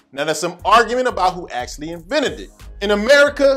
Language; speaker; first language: English; native; English